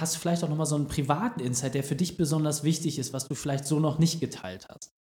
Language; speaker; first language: German; native; German